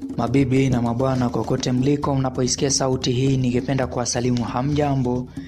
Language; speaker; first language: Swahili; non-native, local second language; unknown